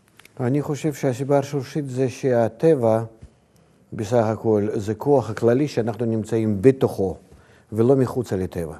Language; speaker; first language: Hebrew; non-native, fluent; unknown